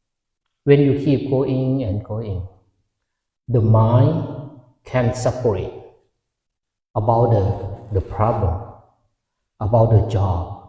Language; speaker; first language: English; non-native, fluent; Lao